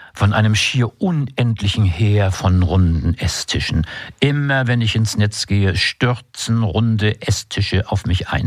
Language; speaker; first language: German; native; German